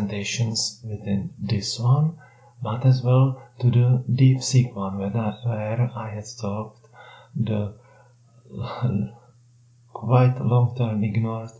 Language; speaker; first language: English; non-native, fluent; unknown